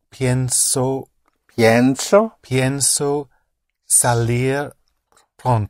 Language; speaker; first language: Spanish; non-native, learner; English